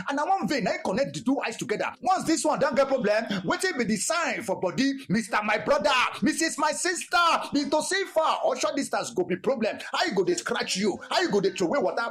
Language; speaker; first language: Nigerian Pidgin; non-native, local second language; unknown